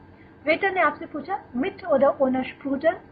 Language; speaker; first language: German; non-native, fluent; Hindi